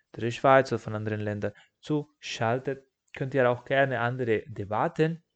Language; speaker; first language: German; non-native, fluent; Spanish